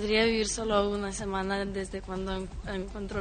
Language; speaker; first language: Spanish; non-native, learner; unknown